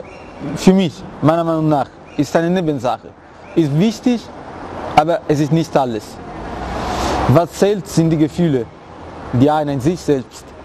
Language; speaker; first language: German; non-native, fluent; Italian